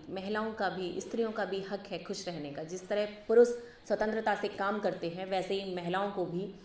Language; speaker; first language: Hindi; native; Hindi